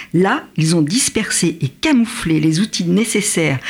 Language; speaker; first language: French; native; French